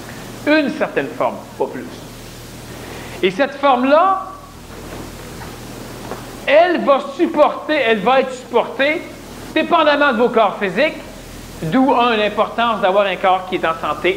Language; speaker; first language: French; native; French